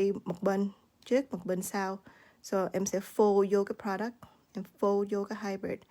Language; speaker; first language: Vietnamese; early bilingual, heritage; Vietnamese